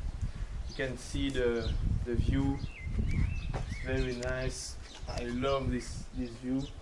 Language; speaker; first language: English; non-native, learner; French